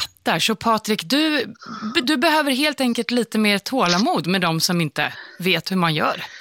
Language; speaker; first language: Swedish; native; Swedish